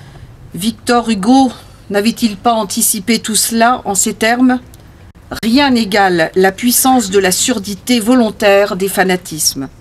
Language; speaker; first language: French; native; French